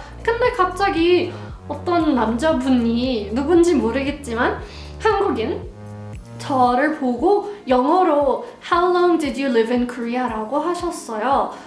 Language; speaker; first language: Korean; non-native, fluent; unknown